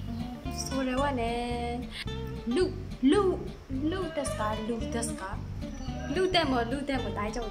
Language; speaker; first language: Japanese; non-native, learner; Burmese